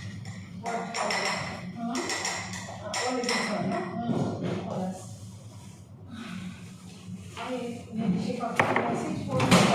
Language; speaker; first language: English; non-native, learner; Filipino